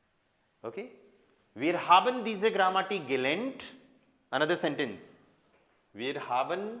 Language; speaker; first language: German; non-native, fluent; Hindi